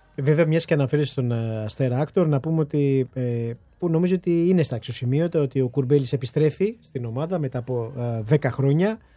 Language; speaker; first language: Greek; native; Greek